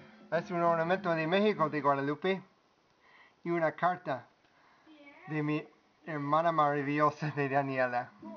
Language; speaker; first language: Spanish; non-native, learner; English